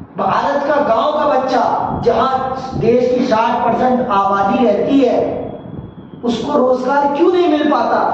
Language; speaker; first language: Hindi; native; Hindi